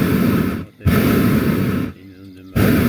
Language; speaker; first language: French; native; French